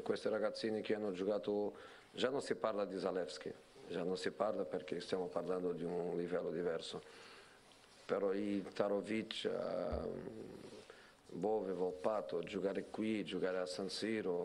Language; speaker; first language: Italian; non-native, fluent; Portuguese